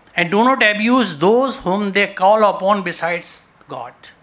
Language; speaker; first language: English; non-native, local second language; Urdu